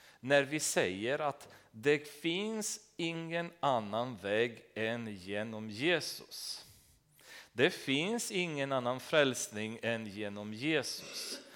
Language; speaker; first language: Swedish; non-native, fluent; Romanian